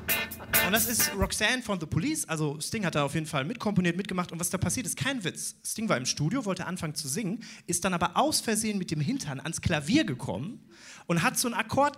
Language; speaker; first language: German; native; German